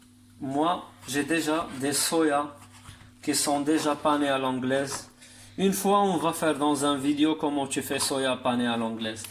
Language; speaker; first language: French; non-native, learner; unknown